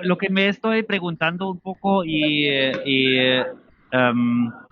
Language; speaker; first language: Spanish; non-native, fluent; German